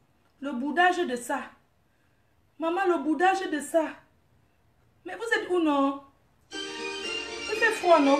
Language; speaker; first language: French; non-native, local second language; Lingala